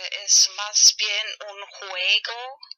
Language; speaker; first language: Spanish; non-native, learner; German